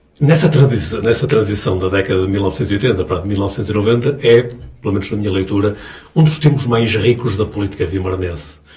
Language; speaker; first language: Portuguese; native; Portuguese